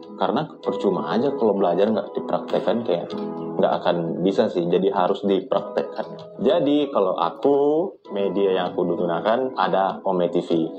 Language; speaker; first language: Indonesian; native; Indonesian